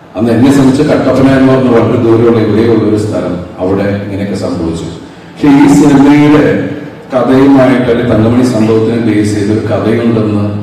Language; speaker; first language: Malayalam; native; Malayalam